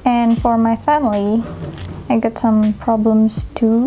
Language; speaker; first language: English; non-native, fluent; Indonesian